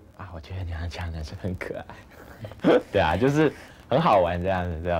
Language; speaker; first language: Chinese; native; Chinese